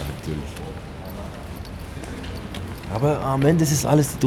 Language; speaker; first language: German; non-native, learner; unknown